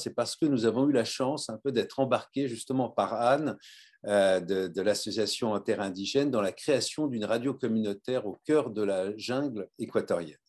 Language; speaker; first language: French; native; French